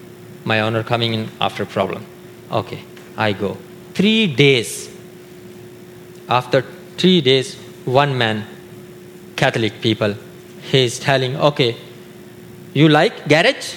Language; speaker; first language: English; non-native, learner; Urdu